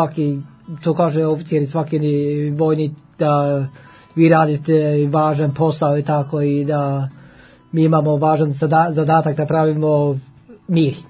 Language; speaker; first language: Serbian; non-native, learner; Norwegian